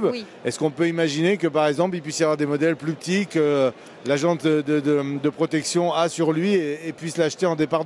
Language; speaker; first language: French; native; French